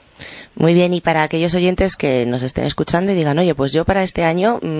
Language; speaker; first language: Spanish; native; Spanish